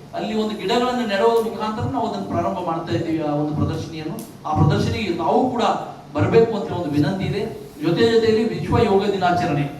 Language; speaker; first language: Kannada; native; Kannada